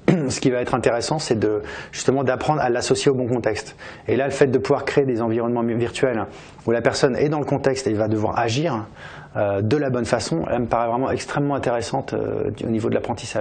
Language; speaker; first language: French; native; French